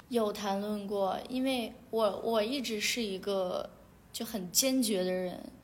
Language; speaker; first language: Chinese; non-native, local second language; Uyghur